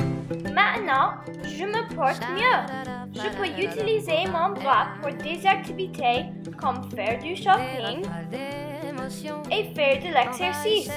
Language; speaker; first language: French; non-native, learner; English